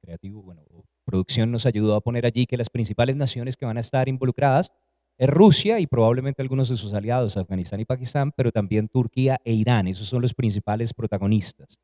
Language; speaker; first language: Spanish; native; Spanish